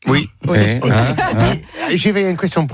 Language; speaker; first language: French; non-native, learner; English